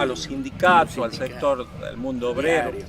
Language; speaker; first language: Spanish; native; Spanish